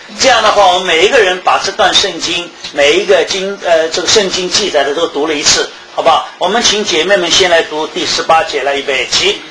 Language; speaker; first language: Chinese; early bilingual, heritage; Chinese